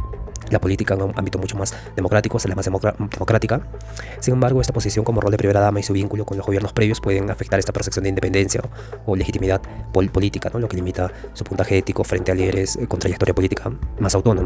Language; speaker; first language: Spanish; native; Spanish